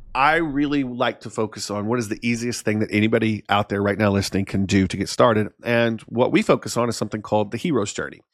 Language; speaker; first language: English; native; English